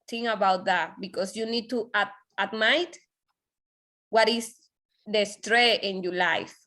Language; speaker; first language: English; non-native, learner; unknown